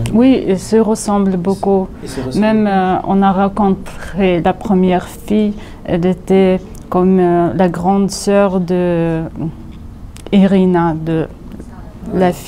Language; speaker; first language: French; non-native, fluent; Russian